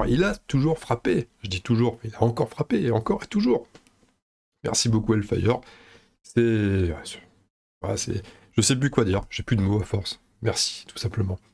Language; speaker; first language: French; native; French